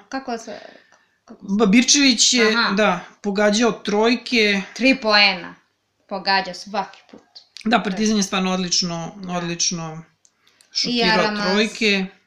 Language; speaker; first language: Serbian; native; Serbian